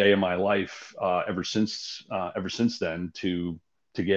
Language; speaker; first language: English; native; English